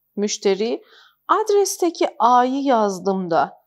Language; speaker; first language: Turkish; non-native, fluent; Persian